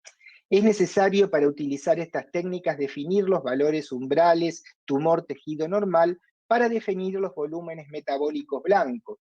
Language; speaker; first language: Spanish; native; Spanish